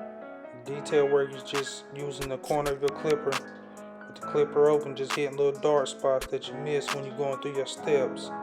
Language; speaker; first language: English; native; English